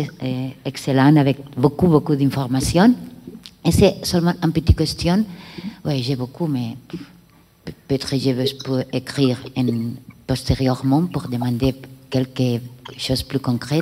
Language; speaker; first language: French; non-native, learner; Catalan